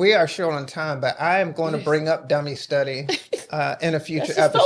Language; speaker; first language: English; native; English